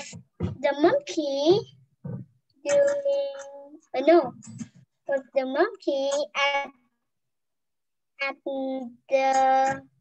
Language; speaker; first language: English; non-native, learner; Vietnamese